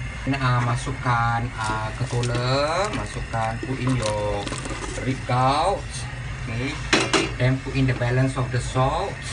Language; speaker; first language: English; non-native, local second language; Malay